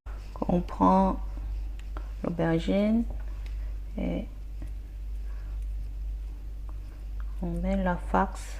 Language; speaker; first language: French; non-native, learner; Korean